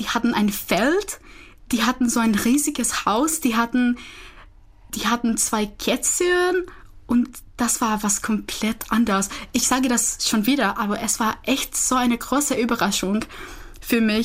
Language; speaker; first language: German; non-native, fluent; Czech